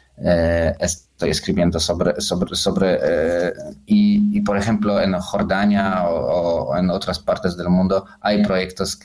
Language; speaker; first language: Spanish; non-native, fluent; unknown